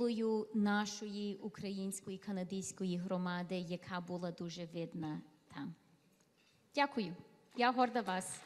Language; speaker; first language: Ukrainian; early bilingual, heritage; Ukrainian